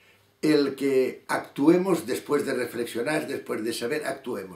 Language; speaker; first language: Spanish; native; Spanish